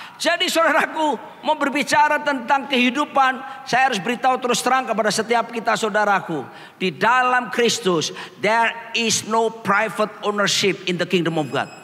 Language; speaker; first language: Indonesian; native; Indonesian